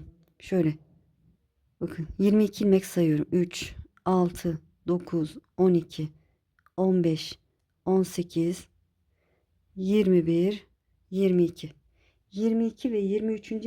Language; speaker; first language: Turkish; native; Turkish